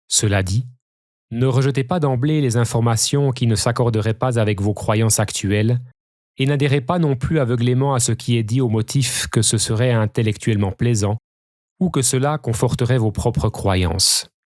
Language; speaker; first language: French; native; French